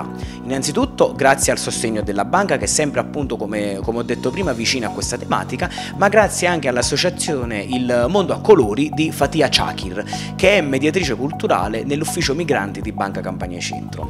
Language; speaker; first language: Italian; native; Italian